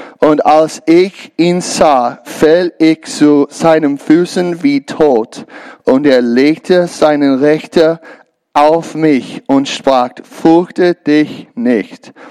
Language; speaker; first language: German; non-native, learner; English